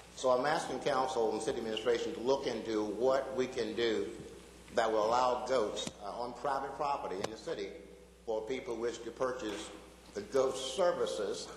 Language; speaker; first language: English; native; English